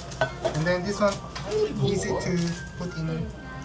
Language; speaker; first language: English; non-native, learner; Korean